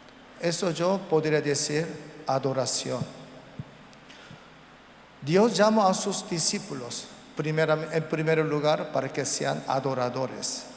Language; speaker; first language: Spanish; non-native, learner; Korean